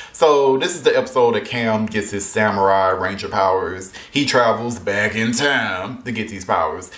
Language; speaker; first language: English; native; English